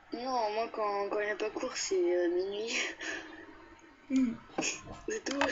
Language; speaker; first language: French; native; French